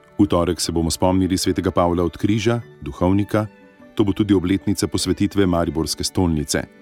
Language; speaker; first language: Slovenian; native; Slovenian